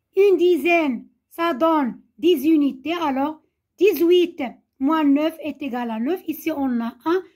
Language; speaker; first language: French; non-native, local second language; Arabic